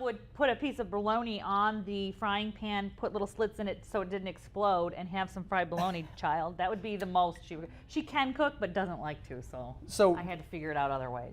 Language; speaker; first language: English; native; English